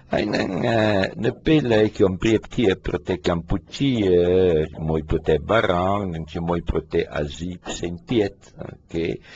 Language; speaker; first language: Khmer; non-native, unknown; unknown